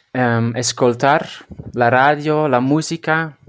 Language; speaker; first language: Catalan; non-native, learner; Dutch